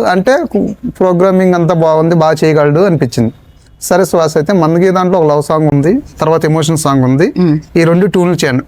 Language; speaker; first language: Telugu; native; Telugu